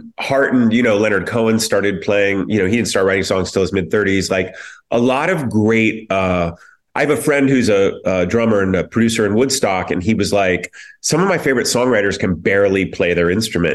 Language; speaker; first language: English; native; English